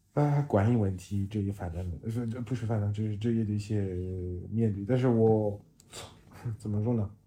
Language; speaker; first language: Chinese; non-native, fluent; French